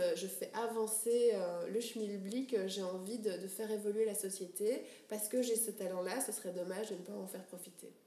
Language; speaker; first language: French; native; French